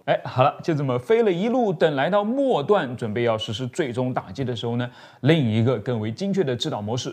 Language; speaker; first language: Chinese; native; Chinese